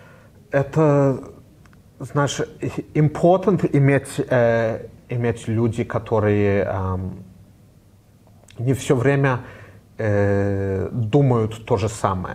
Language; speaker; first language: Russian; early bilingual, heritage; Russian